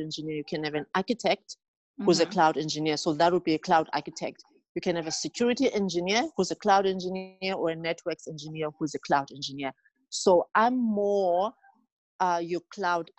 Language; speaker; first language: English; non-native, local second language; Xhosa